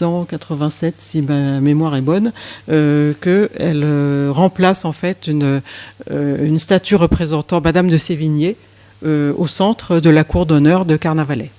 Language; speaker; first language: French; native; French